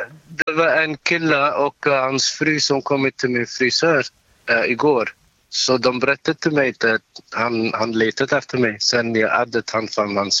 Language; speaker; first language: Swedish; non-native, learner; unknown